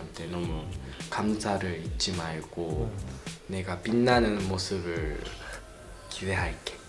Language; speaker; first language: Korean; non-native, learner; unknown